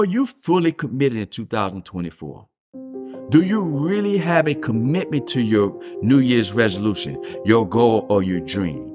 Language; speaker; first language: English; native; English